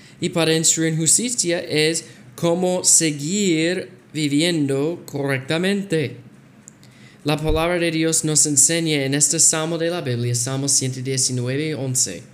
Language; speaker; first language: Spanish; non-native, fluent; English